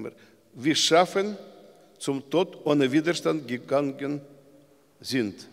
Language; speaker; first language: German; non-native, learner; Russian